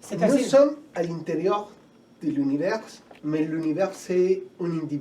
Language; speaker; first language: French; non-native, fluent; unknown